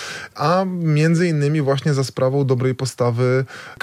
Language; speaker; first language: Polish; native; Polish